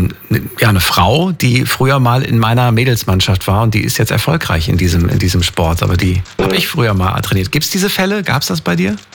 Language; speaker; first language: German; native; German